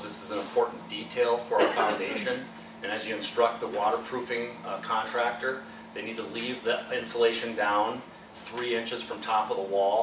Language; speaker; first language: English; native; English